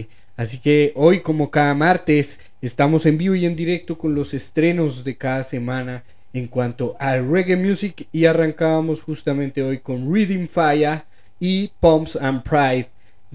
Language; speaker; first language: Spanish; native; Spanish